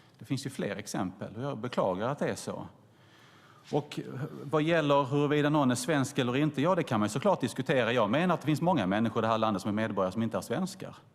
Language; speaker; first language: Swedish; native; Swedish